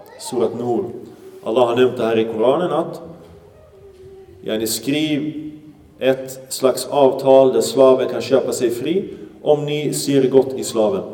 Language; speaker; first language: Swedish; early bilingual, other home language; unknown